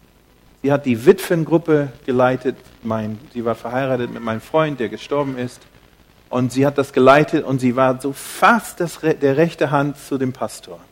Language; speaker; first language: German; non-native, fluent; English